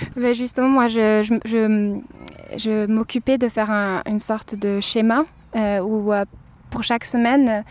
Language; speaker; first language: French; native; French